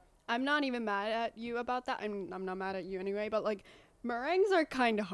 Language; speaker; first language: English; non-native, fluent; Finnish